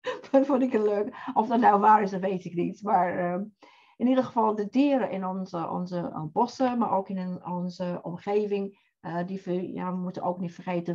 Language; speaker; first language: Dutch; non-native, fluent; English